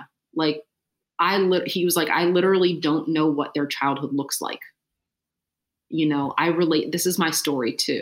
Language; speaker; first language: English; native; English